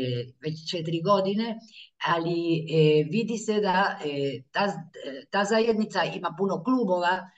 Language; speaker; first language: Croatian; early bilingual, heritage; Croatian